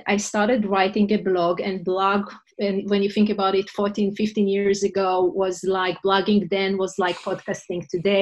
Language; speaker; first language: English; non-native, fluent; Hebrew